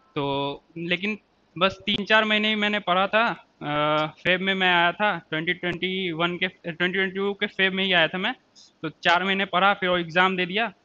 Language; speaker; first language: Hindi; native; Hindi